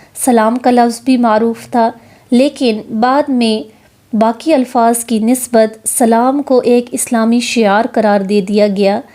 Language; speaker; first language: Urdu; native; Urdu